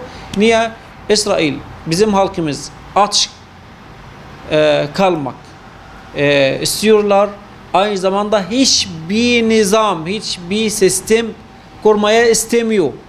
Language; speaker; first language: Turkish; non-native, fluent; Arabic